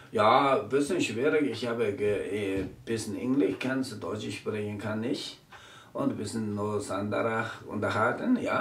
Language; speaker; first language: German; non-native, learner; Tibetan